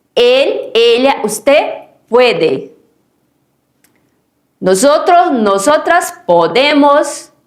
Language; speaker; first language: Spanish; non-native, fluent; Portuguese